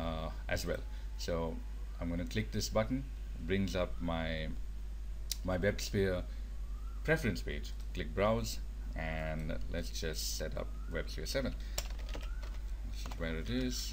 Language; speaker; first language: English; native; English